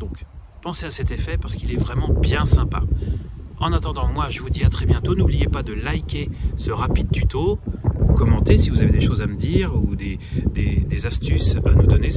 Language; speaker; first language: French; native; French